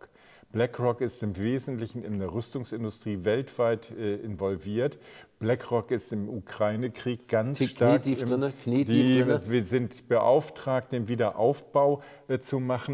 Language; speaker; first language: German; native; German